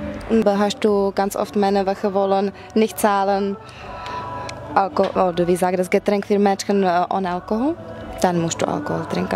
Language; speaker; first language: German; non-native, learner; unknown